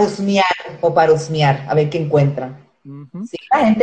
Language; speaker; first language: Spanish; native; Spanish